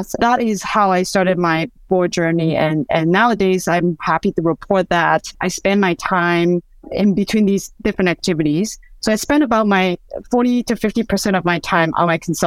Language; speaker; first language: English; non-native, fluent; Chinese